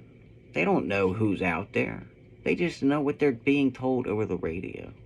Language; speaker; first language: English; native; English